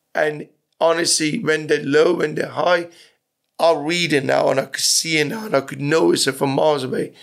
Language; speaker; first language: English; early bilingual, other home language; Persian